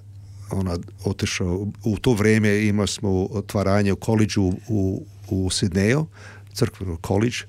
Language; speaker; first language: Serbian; early bilingual, heritage; Serbian